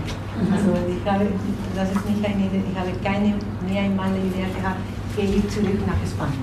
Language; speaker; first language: German; non-native, learner; Spanish